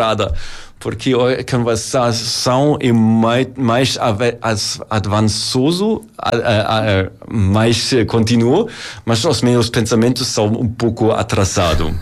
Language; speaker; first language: Portuguese; non-native, learner; German